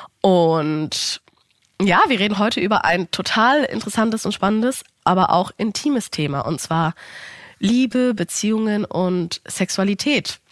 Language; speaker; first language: German; native; German